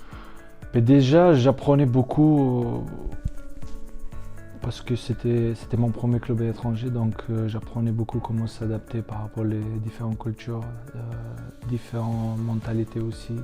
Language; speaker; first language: French; non-native, fluent; Slovenian